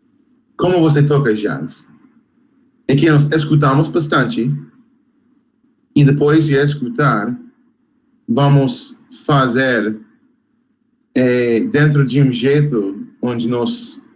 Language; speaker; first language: Portuguese; non-native, fluent; English